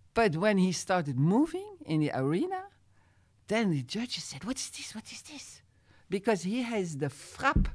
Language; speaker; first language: English; non-native, fluent; Dutch